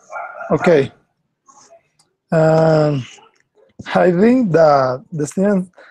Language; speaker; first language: English; non-native, learner; Spanish